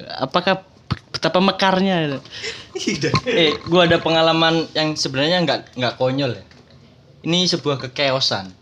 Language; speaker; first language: Indonesian; non-native, local second language; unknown